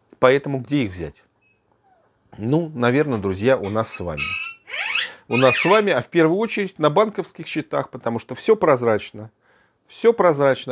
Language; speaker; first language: Russian; native; Russian